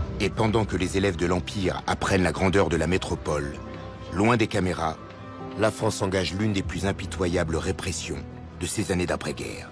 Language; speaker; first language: French; native; French